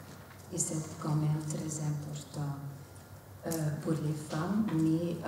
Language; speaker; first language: French; non-native, local second language; Dutch